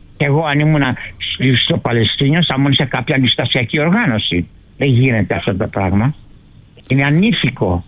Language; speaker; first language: Greek; early bilingual, heritage; Greek